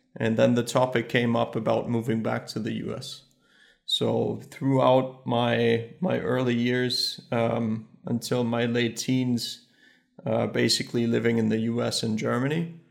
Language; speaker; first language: English; early bilingual, other home language; German